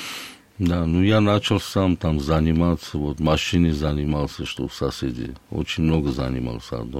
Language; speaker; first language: Russian; non-native, fluent; Armenian